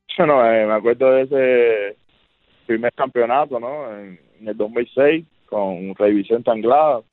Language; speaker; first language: Spanish; native; Spanish